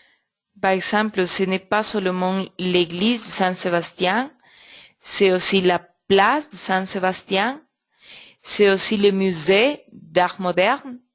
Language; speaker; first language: French; non-native, learner; Spanish